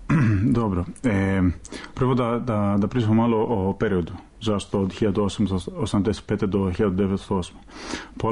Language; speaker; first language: Serbian; non-native, fluent; Greek